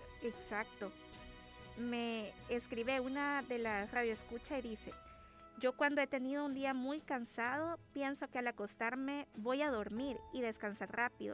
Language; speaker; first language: Spanish; native; Spanish